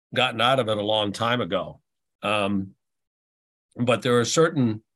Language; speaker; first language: English; native; English